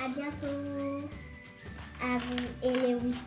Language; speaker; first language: French; native; French